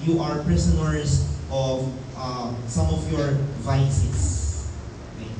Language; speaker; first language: English; non-native, local second language; Filipino